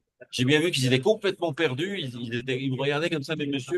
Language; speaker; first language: French; native; French